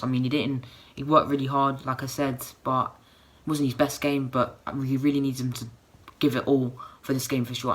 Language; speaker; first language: English; native; English